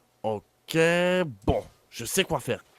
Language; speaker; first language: French; native; French